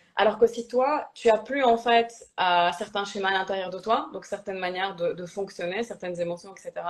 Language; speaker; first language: French; early bilingual, other home language; Polish